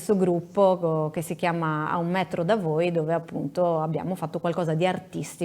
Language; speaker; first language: Italian; native; Italian